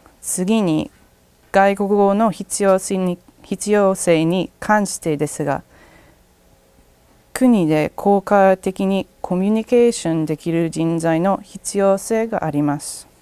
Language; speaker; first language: Japanese; non-native, learner; English